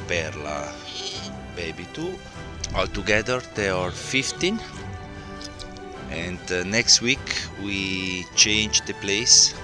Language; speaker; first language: English; non-native, learner; Italian